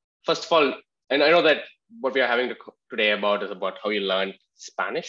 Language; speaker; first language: English; non-native, local second language; Malayalam